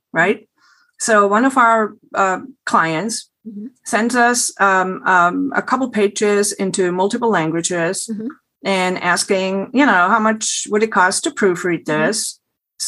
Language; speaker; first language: English; non-native, fluent; German